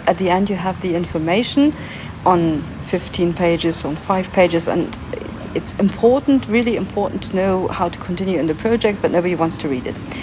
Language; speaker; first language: English; non-native, fluent; German